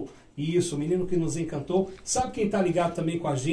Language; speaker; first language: Portuguese; native; Portuguese